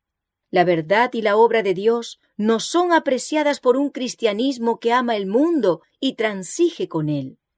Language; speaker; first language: Spanish; native; Spanish